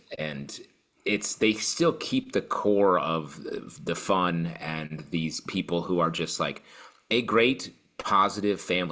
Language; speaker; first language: English; native; English